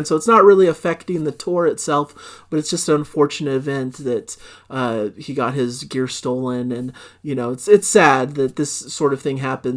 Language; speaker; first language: English; native; English